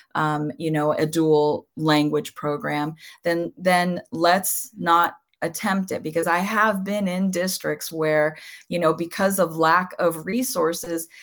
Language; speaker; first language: English; early bilingual, other home language; Spanish